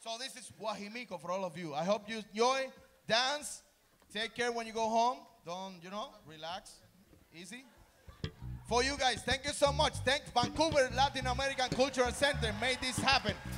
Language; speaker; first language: English; non-native, fluent; Spanish